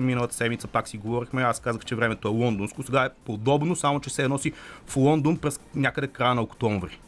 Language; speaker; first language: Bulgarian; native; Bulgarian